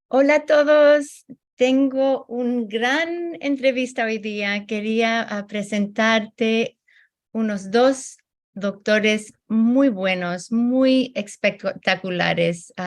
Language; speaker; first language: Spanish; non-native, fluent; English